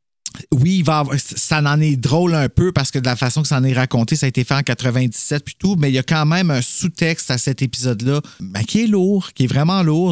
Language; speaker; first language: French; native; French